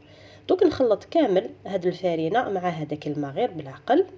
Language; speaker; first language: Arabic; native; Arabic